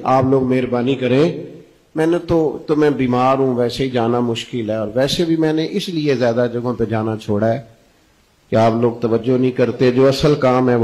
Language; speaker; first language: Urdu; native; Urdu